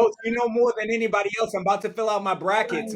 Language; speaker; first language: English; native; English